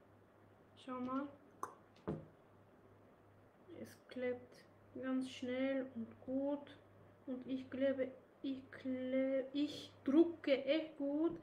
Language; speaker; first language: German; non-native, learner; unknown